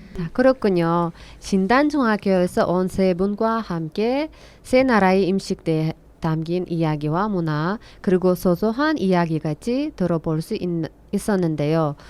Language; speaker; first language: Korean; non-native, fluent; Uzbek